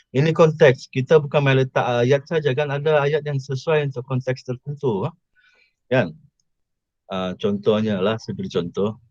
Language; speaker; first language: Malay; native; Malay